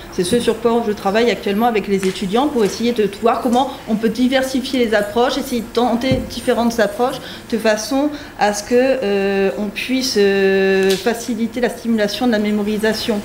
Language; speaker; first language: French; native; French